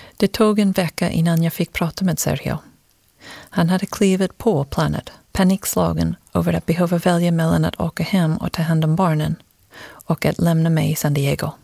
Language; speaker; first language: Swedish; non-native, fluent; English